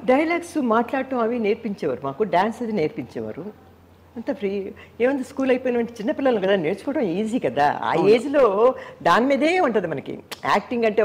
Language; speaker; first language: Telugu; native; Telugu